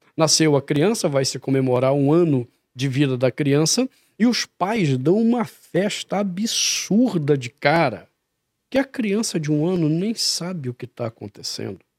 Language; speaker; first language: Portuguese; native; Portuguese